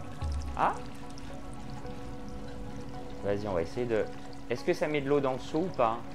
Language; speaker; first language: French; native; French